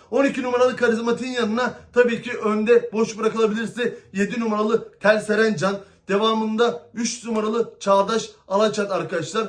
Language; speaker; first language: Turkish; native; Turkish